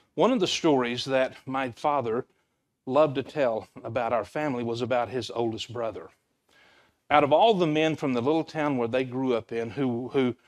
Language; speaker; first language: English; native; English